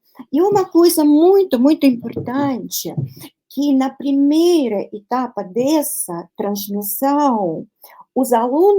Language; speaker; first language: Portuguese; non-native, fluent; Russian